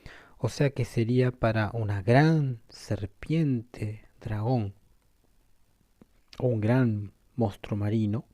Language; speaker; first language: Spanish; native; Spanish